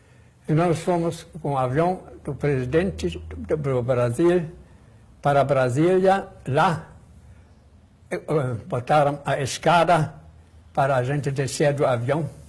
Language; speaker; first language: Portuguese; non-native, fluent; German